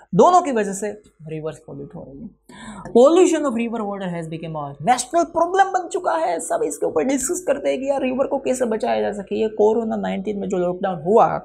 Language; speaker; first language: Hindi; non-native, local second language; Gujarati